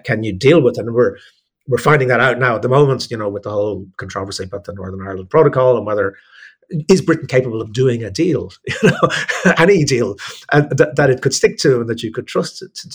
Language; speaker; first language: English; native; English